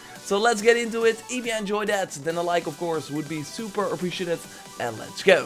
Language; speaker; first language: English; non-native, fluent; Dutch